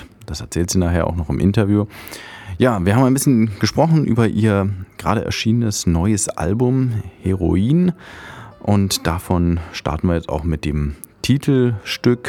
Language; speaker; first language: German; native; German